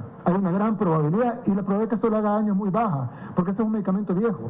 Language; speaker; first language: Spanish; native; Spanish